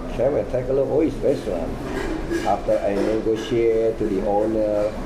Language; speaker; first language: English; non-native, learner; Indonesian